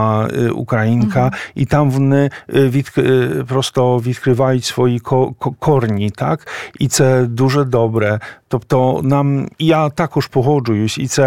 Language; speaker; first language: Ukrainian; non-native, fluent; Polish